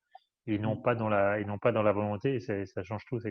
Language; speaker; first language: French; native; French